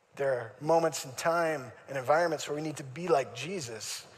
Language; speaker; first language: English; native; English